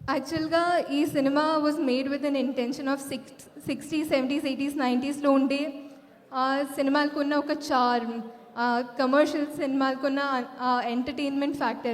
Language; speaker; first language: Telugu; non-native, local second language; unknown